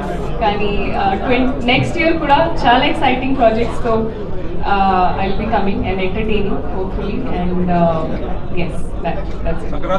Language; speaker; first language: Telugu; non-native, fluent; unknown